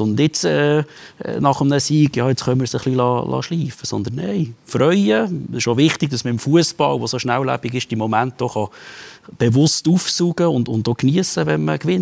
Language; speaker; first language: German; native; German